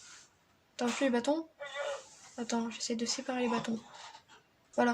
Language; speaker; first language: French; native; French